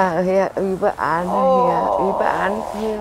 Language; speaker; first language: German; non-native, learner; Vietnamese